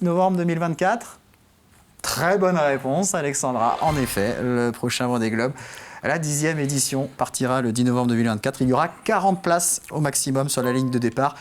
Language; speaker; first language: French; native; French